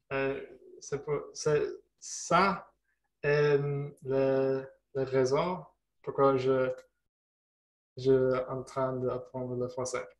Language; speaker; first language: French; non-native, learner; German